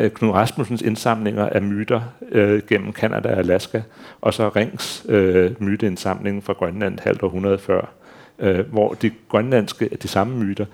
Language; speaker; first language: Danish; native; Danish